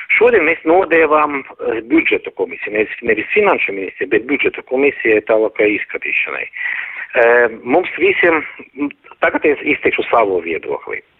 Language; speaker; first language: Latvian; non-native, local second language; Russian